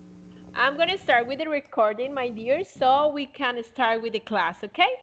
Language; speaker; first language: English; non-native, fluent; Spanish